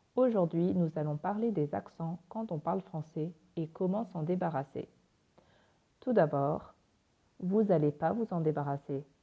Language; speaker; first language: French; native; French